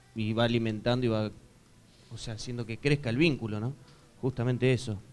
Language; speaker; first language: Spanish; native; Spanish